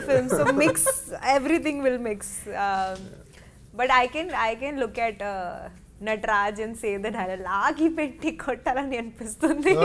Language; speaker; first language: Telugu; non-native, learner; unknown